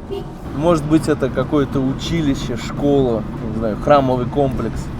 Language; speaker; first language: Russian; native; Russian